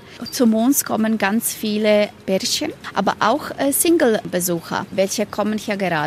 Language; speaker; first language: German; non-native, fluent; Croatian